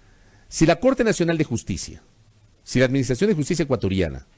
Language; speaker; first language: Spanish; native; Spanish